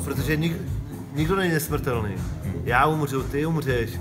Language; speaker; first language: Czech; non-native, local second language; Polish